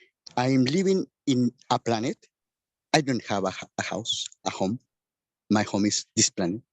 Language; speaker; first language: English; non-native, learner; Spanish